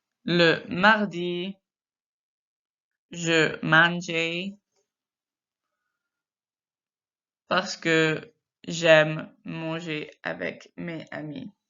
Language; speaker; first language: French; non-native, fluent; English